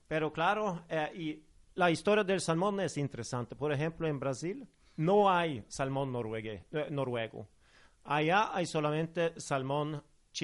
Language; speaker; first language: Spanish; non-native, fluent; Norwegian